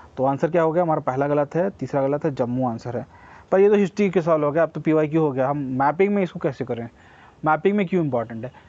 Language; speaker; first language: Hindi; native; Hindi